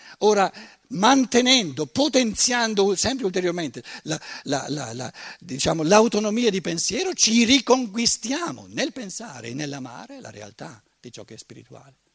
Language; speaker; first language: Italian; native; Italian